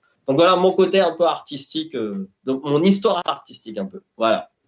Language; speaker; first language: French; native; French